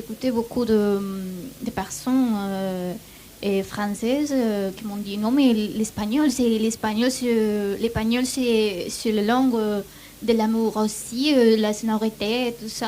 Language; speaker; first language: French; non-native, fluent; Spanish